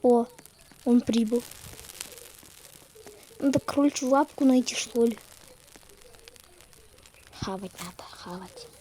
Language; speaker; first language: Russian; native; Russian